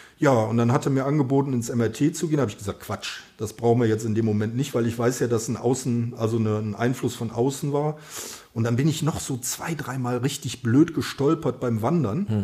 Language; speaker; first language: German; native; German